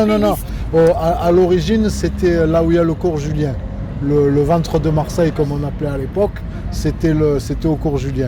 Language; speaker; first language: French; native; French